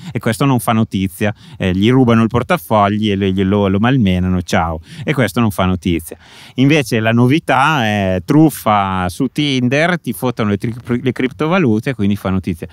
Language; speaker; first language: Italian; native; Italian